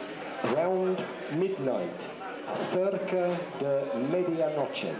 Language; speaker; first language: Spanish; non-native, learner; English